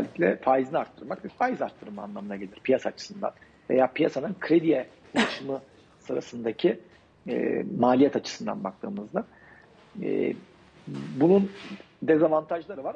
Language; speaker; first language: Turkish; native; Turkish